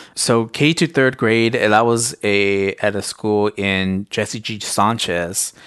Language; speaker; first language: English; early bilingual, other home language; Spanish